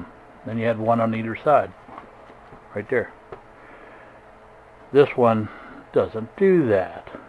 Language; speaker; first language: English; native; English